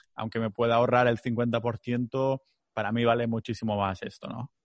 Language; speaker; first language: Spanish; non-native, local second language; Catalan